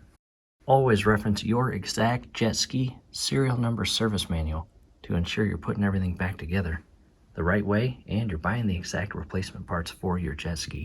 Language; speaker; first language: English; native; English